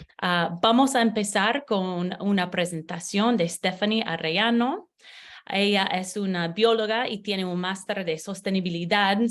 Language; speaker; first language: Spanish; non-native, learner; English